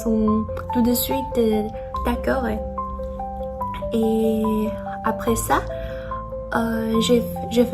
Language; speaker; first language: French; non-native, learner; Chinese